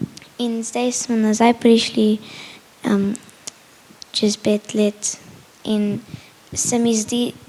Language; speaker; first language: Slovenian; early bilingual, heritage; Slovenian